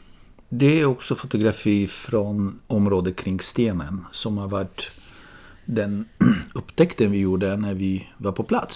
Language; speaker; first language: Swedish; non-native, fluent; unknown